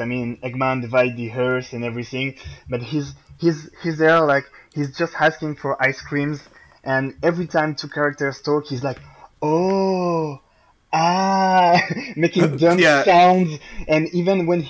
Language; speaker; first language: English; non-native, fluent; French